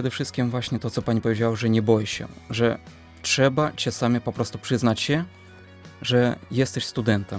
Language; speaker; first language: Polish; non-native, fluent; Russian